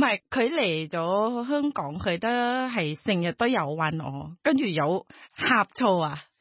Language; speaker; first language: Cantonese; non-native, fluent; Thai